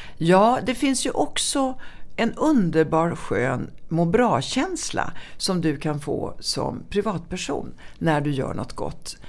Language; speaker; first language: Swedish; early bilingual, other home language; Italian